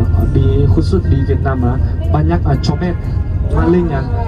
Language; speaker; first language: Indonesian; non-native, learner; Vietnamese